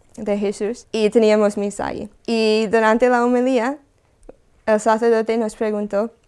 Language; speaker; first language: Spanish; non-native, fluent; English